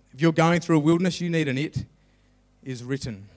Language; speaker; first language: English; native; English